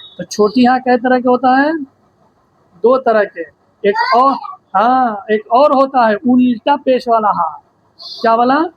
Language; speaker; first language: Hindi; native; Hindi